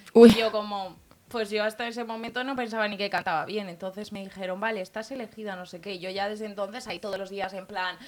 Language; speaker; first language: Spanish; native; Spanish